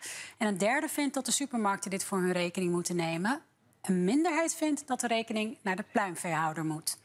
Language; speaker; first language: Dutch; native; Dutch